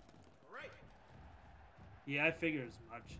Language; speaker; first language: English; native; English